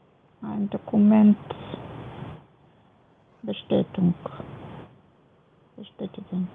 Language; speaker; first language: German; non-native, learner; Macedonian